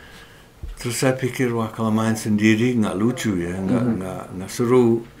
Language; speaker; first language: Indonesian; non-native, fluent; English